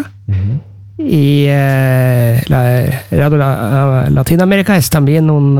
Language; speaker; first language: Spanish; non-native, learner; Norwegian